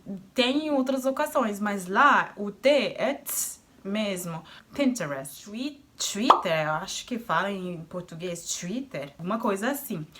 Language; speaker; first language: Portuguese; non-native, fluent; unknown